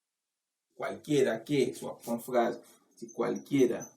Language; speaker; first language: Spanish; non-native, fluent; Haitian Creole